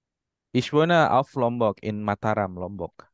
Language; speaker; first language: German; non-native, fluent; Indonesian